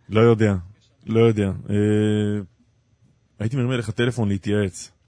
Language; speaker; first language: Hebrew; native; Hebrew